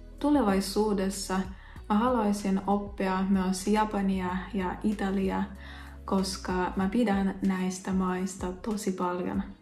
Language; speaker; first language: Finnish; non-native, learner; Russian